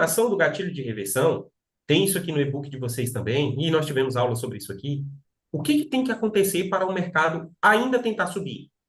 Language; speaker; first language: Portuguese; native; Portuguese